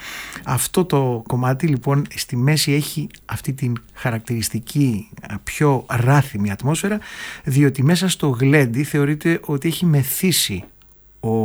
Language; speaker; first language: Greek; native; Greek